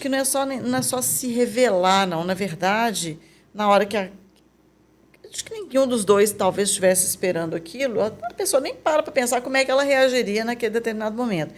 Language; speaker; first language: Portuguese; native; Portuguese